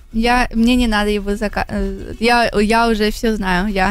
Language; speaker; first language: Russian; early bilingual, heritage; Russian